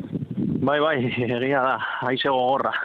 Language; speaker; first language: Basque; non-native, local second language; Spanish